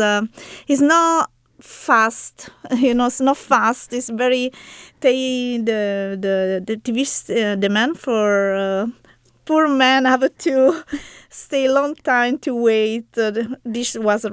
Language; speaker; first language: English; non-native, learner; Italian